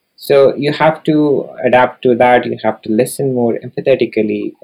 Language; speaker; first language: English; non-native, local second language; Hindi